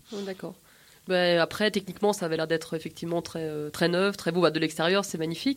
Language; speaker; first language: French; native; French